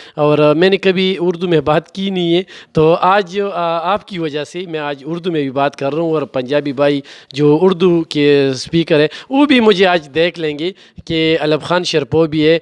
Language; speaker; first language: Urdu; non-native, local second language; Pashto